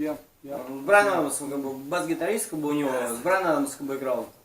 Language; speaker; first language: Russian; native; Russian